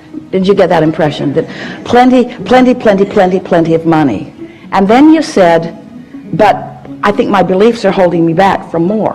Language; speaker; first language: English; native; English